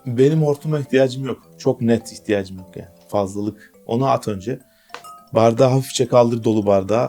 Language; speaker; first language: Turkish; native; Turkish